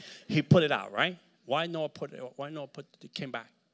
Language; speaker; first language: English; early bilingual, other home language; Spanish